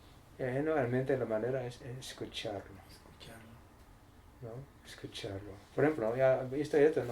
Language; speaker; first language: Spanish; non-native, learner; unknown